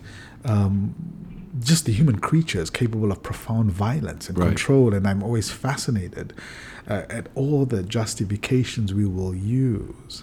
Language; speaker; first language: English; native; English